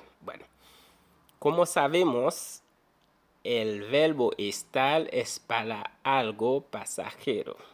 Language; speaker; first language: Spanish; non-native, fluent; Haitian Creole